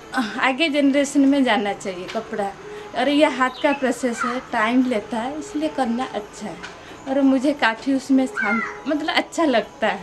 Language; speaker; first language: Hindi; non-native, local second language; Odia